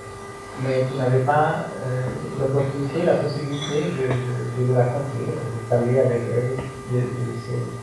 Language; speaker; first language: French; non-native, fluent; German